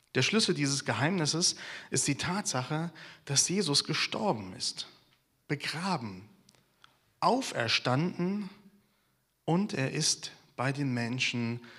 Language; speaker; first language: German; native; German